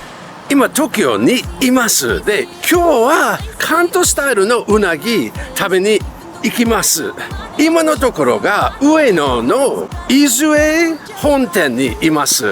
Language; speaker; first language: Japanese; non-native, fluent; English